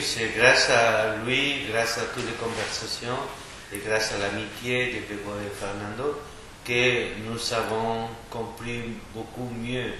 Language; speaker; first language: French; non-native, fluent; Spanish